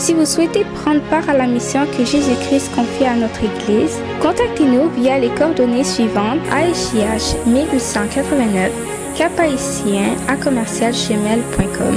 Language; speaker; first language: French; non-native, local second language; Haitian Creole